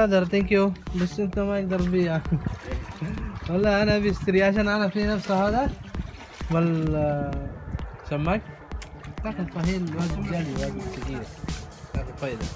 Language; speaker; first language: Arabic; non-native, learner; Filipino